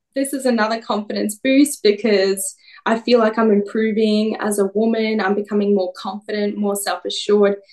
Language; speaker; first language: English; native; English